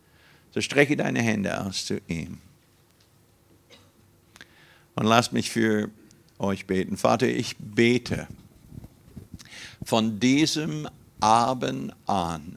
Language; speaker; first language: German; non-native, fluent; English